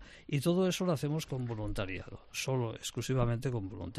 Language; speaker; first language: Spanish; non-native, local second language; Catalan